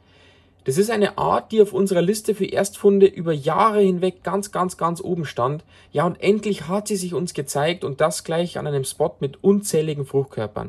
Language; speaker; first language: German; native; German